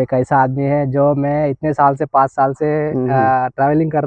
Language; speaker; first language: Hindi; non-native, local second language; Telugu